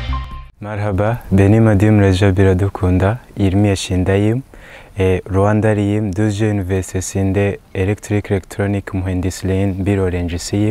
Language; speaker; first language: Turkish; non-native, learner; Kinyarwanda